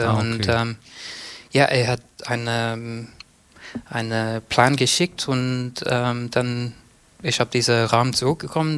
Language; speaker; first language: German; non-native, fluent; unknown